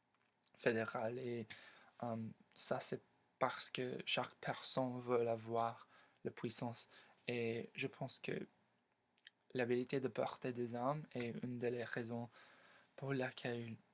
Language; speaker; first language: French; non-native, learner; English